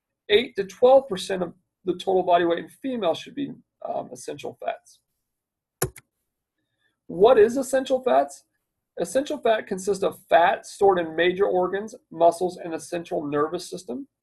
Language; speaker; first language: English; native; English